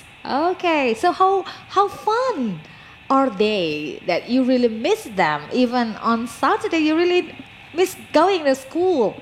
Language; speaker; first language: English; non-native, fluent; Indonesian